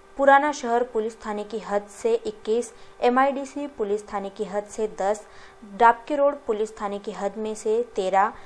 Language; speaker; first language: Hindi; non-native, local second language; Marathi